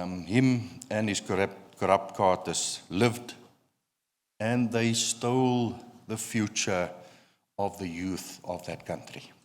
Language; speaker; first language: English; non-native, local second language; Afrikaans